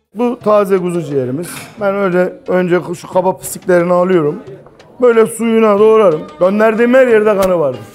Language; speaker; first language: Turkish; native; Turkish